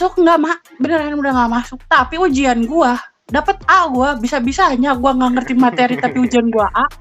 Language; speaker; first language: Indonesian; native; Indonesian